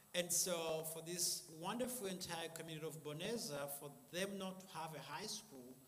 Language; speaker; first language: English; non-native, local second language; Kinyarwanda